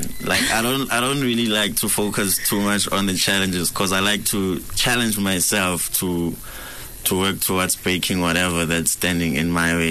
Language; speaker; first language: English; non-native, local second language; Swati